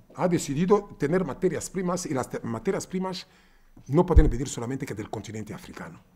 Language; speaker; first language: Spanish; non-native, fluent; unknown